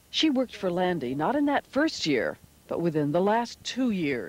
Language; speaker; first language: English; native; English